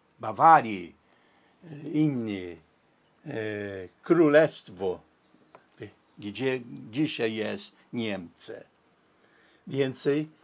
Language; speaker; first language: Polish; early bilingual, heritage; Portuguese